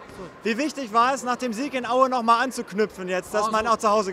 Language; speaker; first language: German; native; German